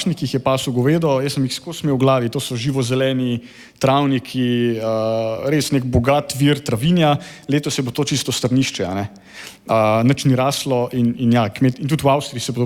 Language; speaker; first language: Slovenian; native; Slovenian